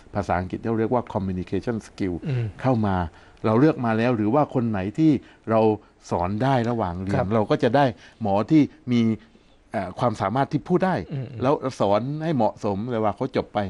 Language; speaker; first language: Thai; native; Thai